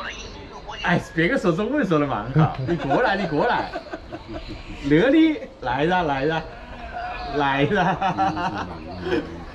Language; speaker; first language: Chinese; native; Chinese